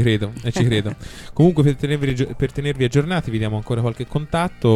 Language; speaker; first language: Italian; native; Italian